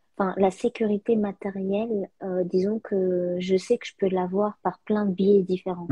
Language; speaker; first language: French; early bilingual, other home language; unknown